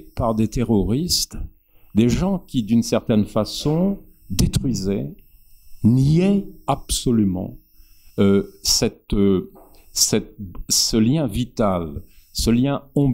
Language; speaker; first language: French; native; French